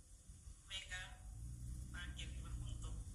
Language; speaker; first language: Spanish; non-native, learner; Korean